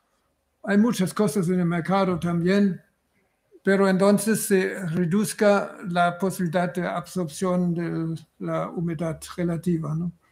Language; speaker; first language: Spanish; non-native, fluent; German